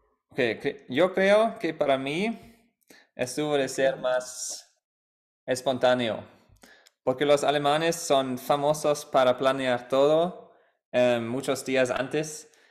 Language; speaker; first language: Spanish; non-native, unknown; German